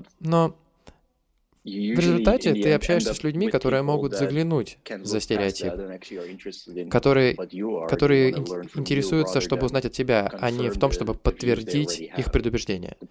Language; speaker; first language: Russian; non-native, fluent; English